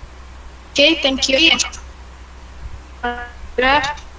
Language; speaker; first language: English; non-native, learner; Indonesian